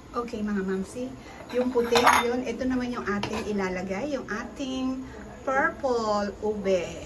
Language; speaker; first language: Filipino; non-native, local second language; Pampanga